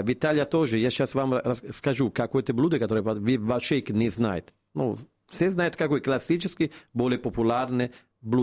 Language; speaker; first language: Russian; non-native, fluent; Italian